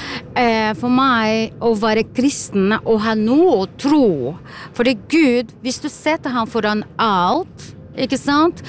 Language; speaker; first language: Norwegian; non-native, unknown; Portuguese